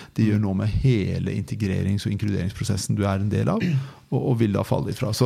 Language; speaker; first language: Norwegian; non-native, fluent; Persian